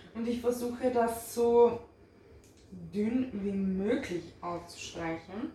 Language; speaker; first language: German; early bilingual, other home language; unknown